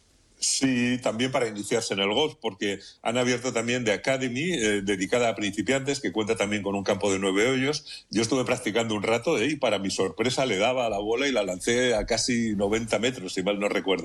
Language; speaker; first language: Spanish; native; Spanish